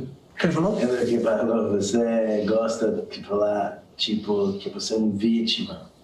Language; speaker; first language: Portuguese; non-native, fluent; English